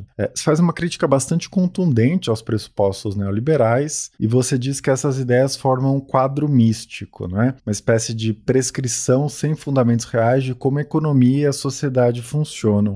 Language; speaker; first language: Portuguese; native; Portuguese